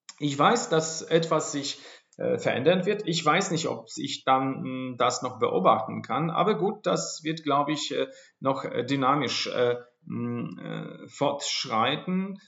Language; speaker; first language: German; non-native, fluent; Polish